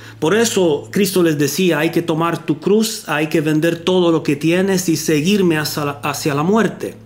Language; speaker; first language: Spanish; non-native, fluent; Romanian